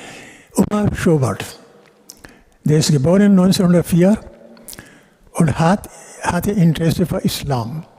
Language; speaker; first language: German; non-native, fluent; Urdu